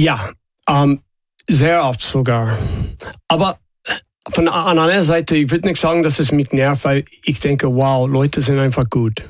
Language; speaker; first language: German; non-native, fluent; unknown